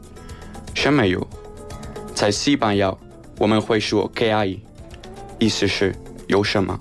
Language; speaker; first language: Chinese; non-native, fluent; Spanish